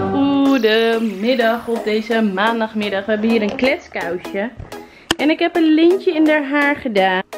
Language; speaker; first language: Dutch; native; Dutch